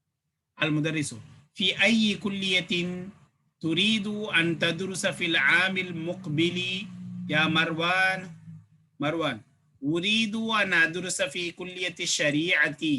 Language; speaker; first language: Arabic; non-native, fluent; Tamil